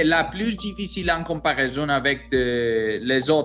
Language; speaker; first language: French; non-native, learner; Greek